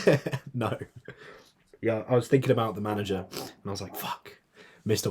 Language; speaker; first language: English; native; English